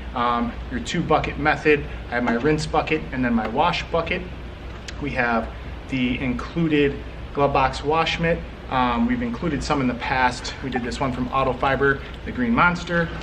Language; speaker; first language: English; native; English